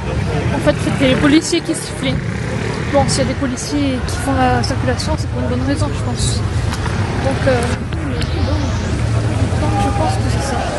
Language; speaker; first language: French; native; French